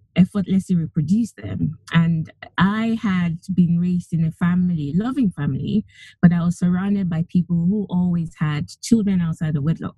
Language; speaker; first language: English; non-native, local second language; Yoruba